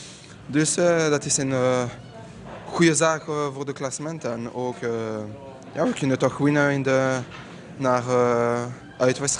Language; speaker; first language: Dutch; non-native, local second language; French